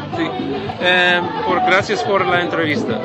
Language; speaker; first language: Spanish; non-native, learner; English